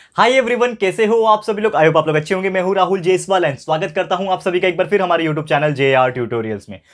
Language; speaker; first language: Hindi; native; Hindi